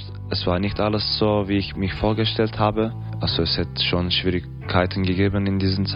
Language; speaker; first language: German; non-native, learner; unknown